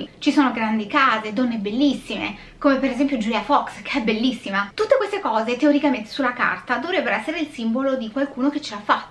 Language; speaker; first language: Italian; native; Italian